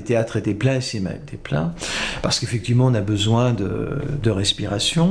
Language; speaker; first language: French; native; French